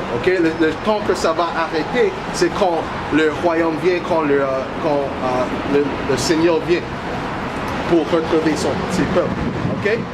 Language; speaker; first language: French; non-native, learner; English